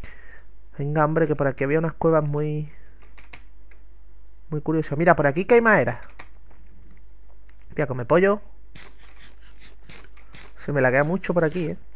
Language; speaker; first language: Spanish; native; Spanish